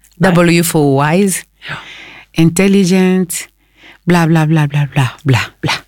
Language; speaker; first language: Norwegian; non-native, fluent; Lingala